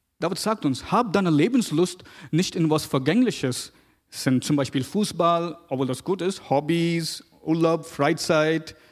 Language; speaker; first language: German; non-native, fluent; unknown